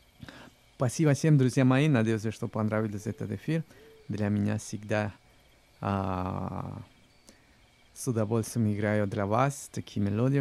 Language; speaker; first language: Russian; non-native, learner; Spanish